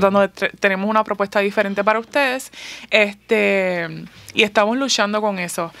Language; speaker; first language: Spanish; early bilingual, heritage; Spanish